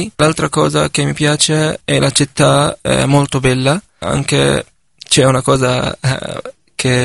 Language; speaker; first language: Italian; non-native, fluent; Arabic